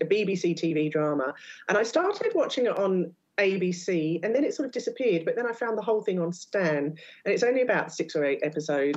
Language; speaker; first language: English; native; English